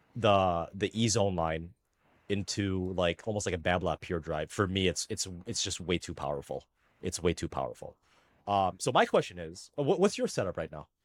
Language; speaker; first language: English; early bilingual, other home language; Filipino